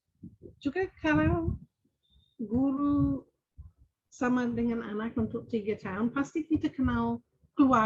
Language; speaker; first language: Indonesian; non-native, fluent; English